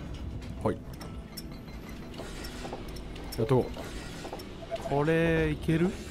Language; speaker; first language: Japanese; native; Japanese